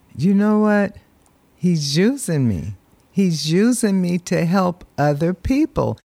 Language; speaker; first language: English; native; English